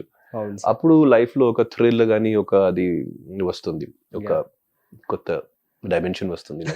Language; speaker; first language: Telugu; non-native, local second language; Hindi